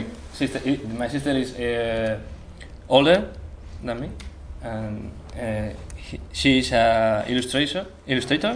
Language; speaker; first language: English; non-native, learner; Spanish